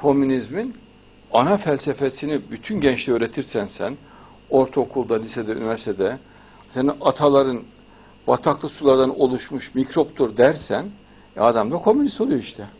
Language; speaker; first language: Turkish; native; Turkish